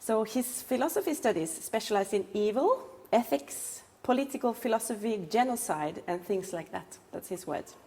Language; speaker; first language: English; non-native, fluent; Norwegian